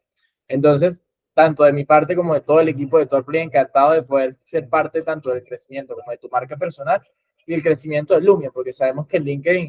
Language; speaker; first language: Spanish; native; Spanish